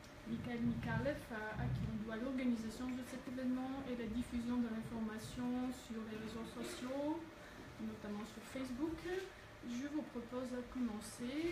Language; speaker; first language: French; non-native, fluent; Bulgarian